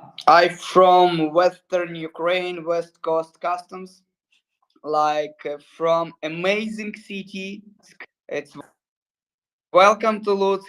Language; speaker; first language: English; non-native, learner; Ukrainian